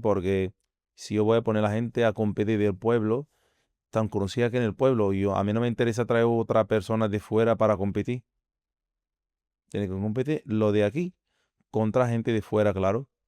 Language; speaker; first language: Spanish; non-native, fluent; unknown